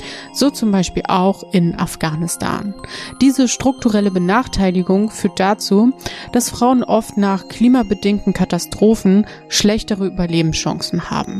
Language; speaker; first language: German; native; German